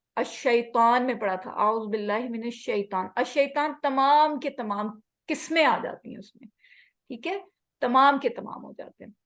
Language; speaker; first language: Urdu; native; Urdu